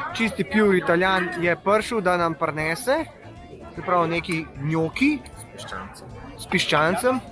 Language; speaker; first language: Slovenian; native; Slovenian